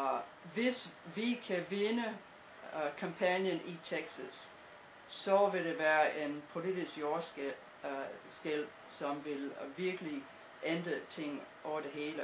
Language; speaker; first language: Danish; non-native, fluent; English